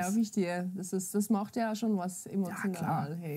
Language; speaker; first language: German; native; German